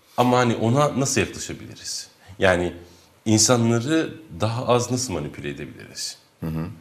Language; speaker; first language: Turkish; non-native, local second language; Kurdish